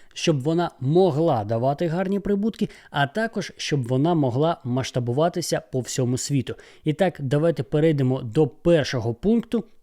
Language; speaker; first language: Ukrainian; non-native, local second language; Russian